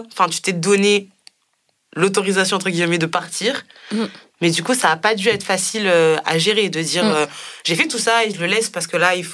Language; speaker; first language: French; native; French